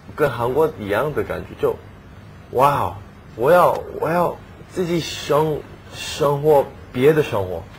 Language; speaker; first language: Chinese; non-native, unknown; English